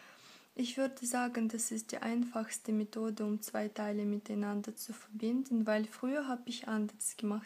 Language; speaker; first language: German; non-native, fluent; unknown